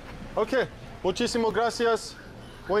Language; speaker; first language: Spanish; non-native, learner; English